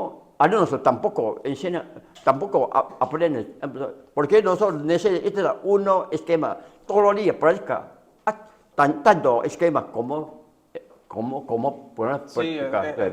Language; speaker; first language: Spanish; non-native, learner; Chinese